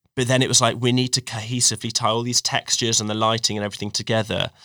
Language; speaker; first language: English; native; English